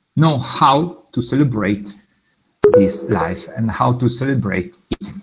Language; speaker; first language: English; non-native, fluent; Italian